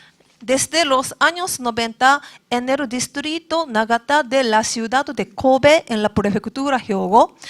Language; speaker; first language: Spanish; non-native, learner; Japanese